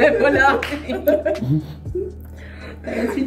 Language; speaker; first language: French; native; French